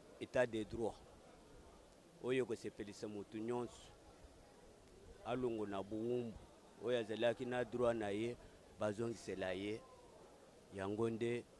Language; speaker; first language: Lingala; non-native, local second language; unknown